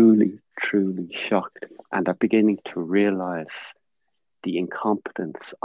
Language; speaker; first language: English; native; English